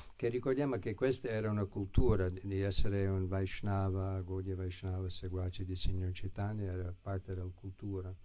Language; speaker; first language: Italian; non-native, fluent; English